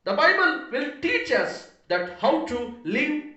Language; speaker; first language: English; non-native, local second language; Telugu